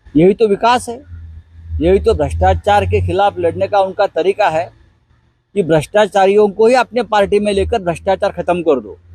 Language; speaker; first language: Hindi; non-native, local second language; Marathi